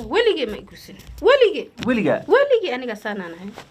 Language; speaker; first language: Somali; non-native, learner; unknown